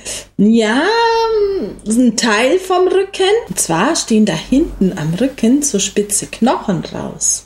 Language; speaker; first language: German; native; German